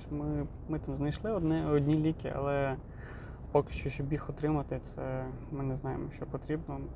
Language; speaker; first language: Ukrainian; non-native, local second language; Russian